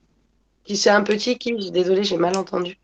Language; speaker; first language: French; native; French